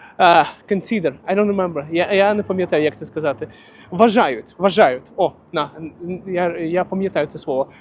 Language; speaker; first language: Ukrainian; non-native, local second language; Russian